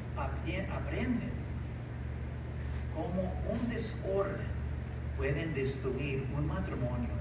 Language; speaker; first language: Spanish; early bilingual, heritage; English